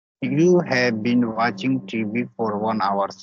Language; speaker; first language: English; non-native, learner; Hindi